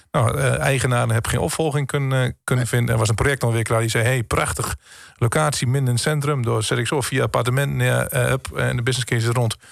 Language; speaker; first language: Dutch; native; Dutch